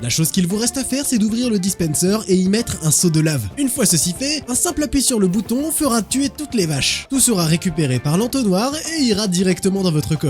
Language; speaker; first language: French; native; French